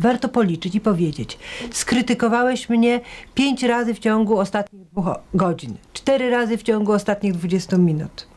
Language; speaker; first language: Polish; native; Polish